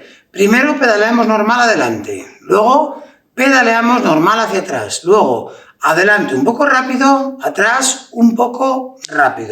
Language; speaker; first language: Spanish; native; Spanish